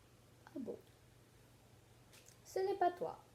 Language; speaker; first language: French; native; French